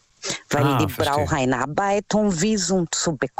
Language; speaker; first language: German; non-native, learner; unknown